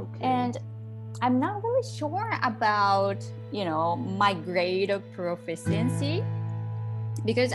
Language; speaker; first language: English; non-native, fluent; Japanese